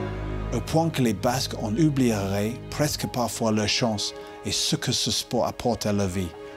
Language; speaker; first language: French; native; French